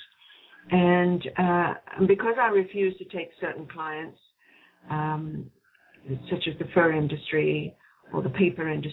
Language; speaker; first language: English; native; English